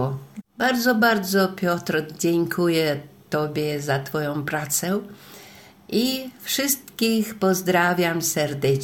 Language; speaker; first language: Polish; non-native, learner; Russian